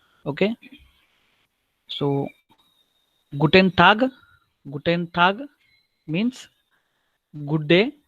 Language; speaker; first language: German; non-native, learner; Marathi